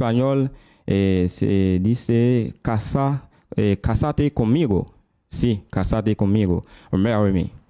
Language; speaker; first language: Spanish; non-native, learner; Haitian Creole